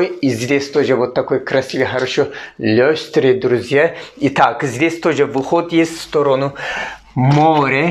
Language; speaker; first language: Russian; non-native, learner; Turkish